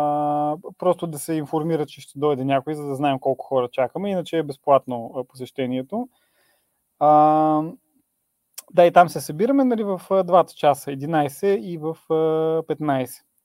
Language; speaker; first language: Bulgarian; native; Bulgarian